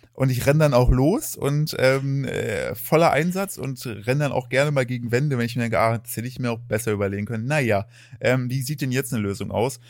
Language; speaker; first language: German; native; German